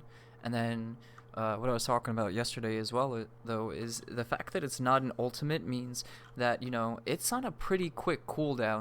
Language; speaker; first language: English; native; English